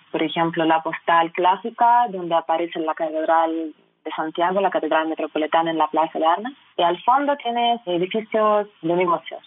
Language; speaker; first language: Spanish; non-native, fluent; Russian